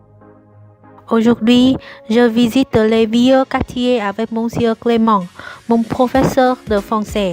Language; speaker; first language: French; non-native, learner; Vietnamese